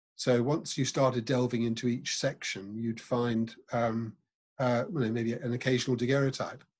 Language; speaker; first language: English; native; English